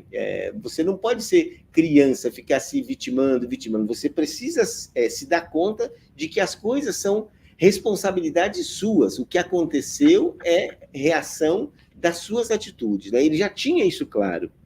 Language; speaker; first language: Portuguese; native; Portuguese